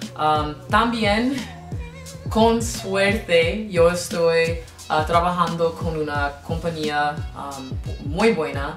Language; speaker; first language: Spanish; non-native, learner; English